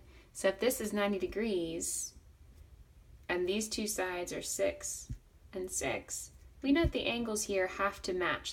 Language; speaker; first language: English; native; English